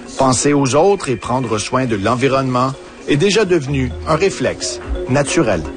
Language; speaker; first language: French; native; French